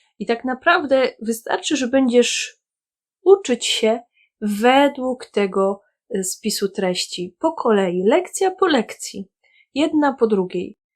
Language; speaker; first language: Polish; native; Polish